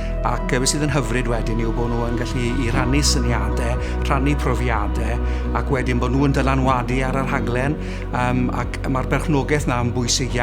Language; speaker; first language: Welsh; native; Welsh